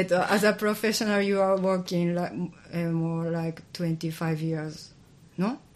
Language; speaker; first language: English; non-native, learner; Japanese